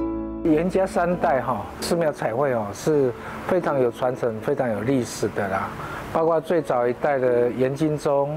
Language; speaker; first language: Chinese; native; Chinese